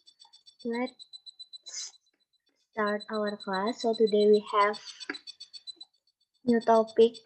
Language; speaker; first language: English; non-native, learner; Indonesian